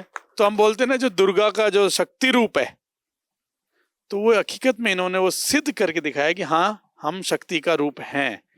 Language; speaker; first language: Hindi; native; Hindi